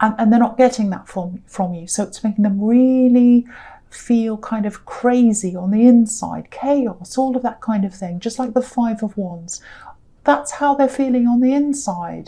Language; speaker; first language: English; native; English